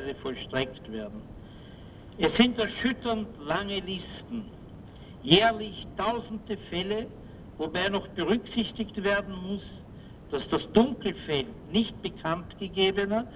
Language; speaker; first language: German; native; German